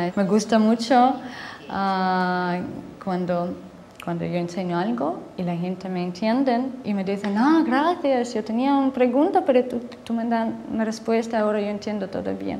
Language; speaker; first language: Spanish; non-native, learner; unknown